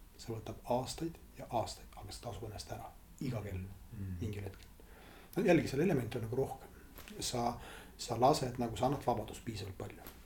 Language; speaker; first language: Estonian; non-native, local second language; Russian